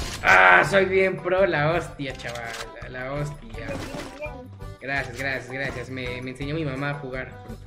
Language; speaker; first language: Spanish; native; Spanish